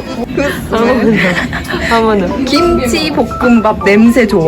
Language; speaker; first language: Korean; non-native, learner; Japanese